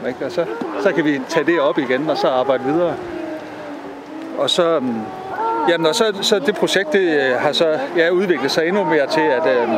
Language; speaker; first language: Danish; native; Danish